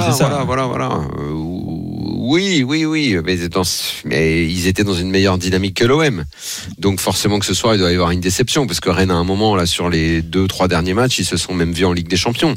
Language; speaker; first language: French; native; French